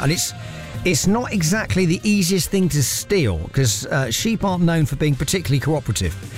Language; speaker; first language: English; native; English